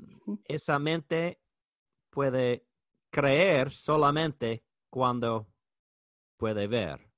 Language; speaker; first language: Spanish; non-native, learner; English